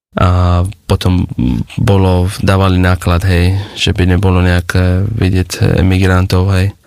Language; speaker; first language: Slovak; non-native, fluent; Persian